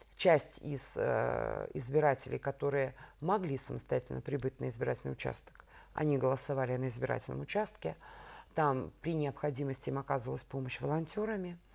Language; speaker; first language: Russian; native; Russian